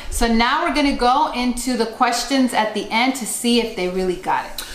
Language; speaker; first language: English; native; English